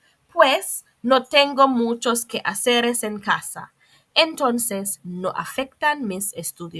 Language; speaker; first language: Spanish; non-native, fluent; English